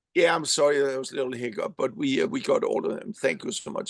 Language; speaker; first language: English; non-native, fluent; Danish